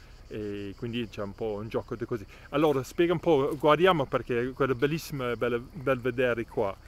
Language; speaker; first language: Italian; non-native, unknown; English